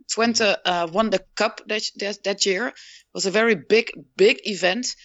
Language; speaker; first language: English; non-native, fluent; Dutch